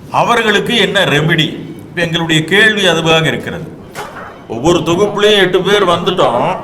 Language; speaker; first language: Tamil; native; Tamil